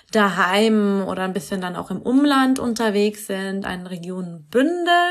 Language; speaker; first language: German; native; German